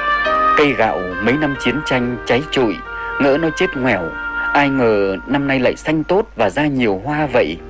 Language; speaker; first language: Vietnamese; native; Vietnamese